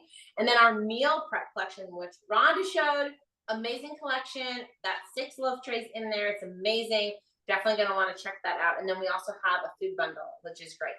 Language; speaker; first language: English; native; English